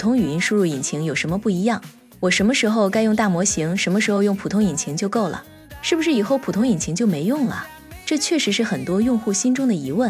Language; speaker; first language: Chinese; native; Chinese